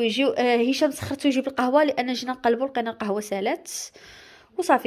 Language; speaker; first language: Arabic; native; Arabic